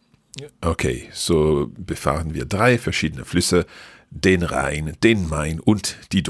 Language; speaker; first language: German; non-native, fluent; English